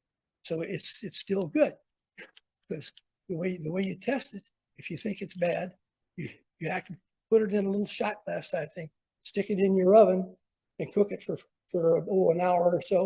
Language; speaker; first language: English; native; English